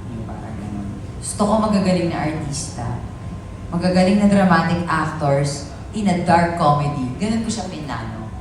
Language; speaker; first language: Filipino; native; Filipino